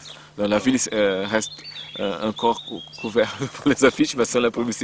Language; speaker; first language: French; non-native, learner; Portuguese